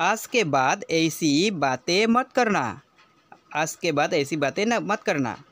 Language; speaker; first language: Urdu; non-native, local second language; Assamese